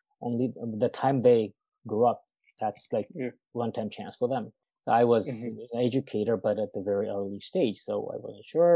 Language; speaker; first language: English; non-native, fluent; Japanese